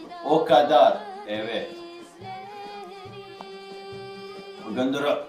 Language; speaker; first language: Turkish; non-native, learner; Bosnian